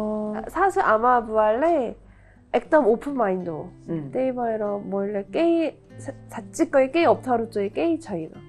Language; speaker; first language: Nepali; non-native, learner; Korean